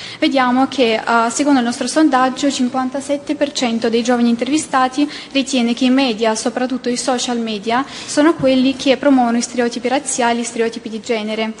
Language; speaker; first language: Italian; non-native, fluent; Ukrainian